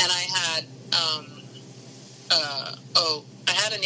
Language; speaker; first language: English; native; English